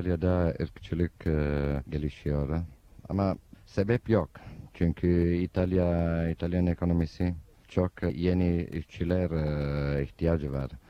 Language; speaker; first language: Turkish; non-native, fluent; Italian